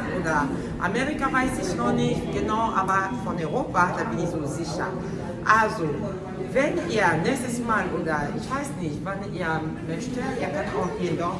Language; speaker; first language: German; non-native, fluent; Lingala